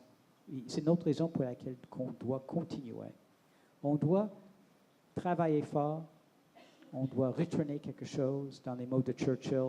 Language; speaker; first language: French; non-native, local second language; English